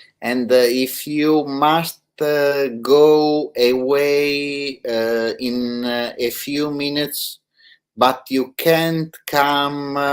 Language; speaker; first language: English; non-native, learner; Italian